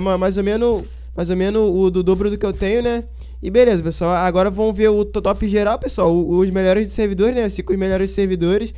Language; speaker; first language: Portuguese; native; Portuguese